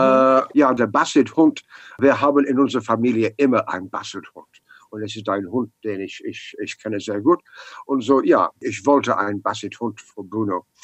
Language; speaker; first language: German; non-native, learner; English